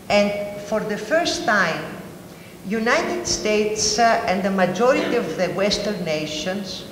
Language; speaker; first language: English; non-native, fluent; Greek